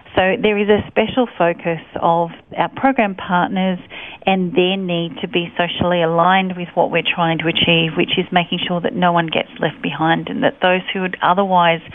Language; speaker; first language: English; native; English